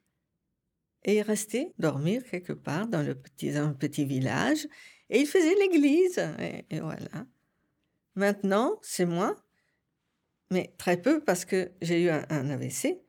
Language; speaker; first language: French; non-native, fluent; Italian